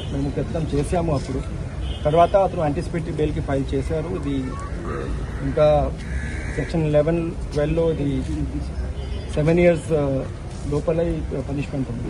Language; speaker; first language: Telugu; non-native, learner; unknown